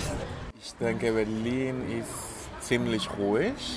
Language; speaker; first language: German; non-native, fluent; Spanish